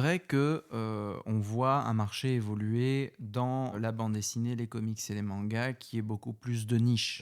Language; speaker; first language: French; native; French